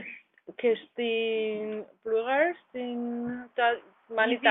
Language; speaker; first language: Greek; non-native, learner; German